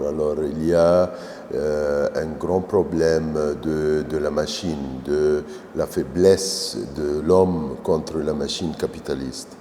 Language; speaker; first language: French; non-native, fluent; Arabic